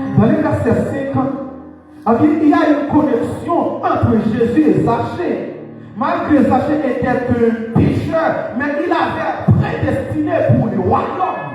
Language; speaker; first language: French; non-native, local second language; Haitian Creole